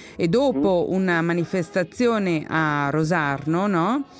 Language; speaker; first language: Italian; native; Italian